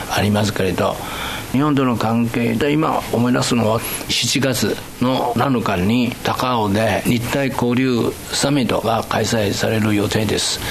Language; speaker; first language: Japanese; non-native, fluent; Chinese